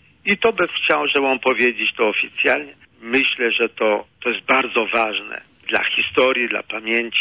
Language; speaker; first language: Polish; early bilingual, heritage; Polish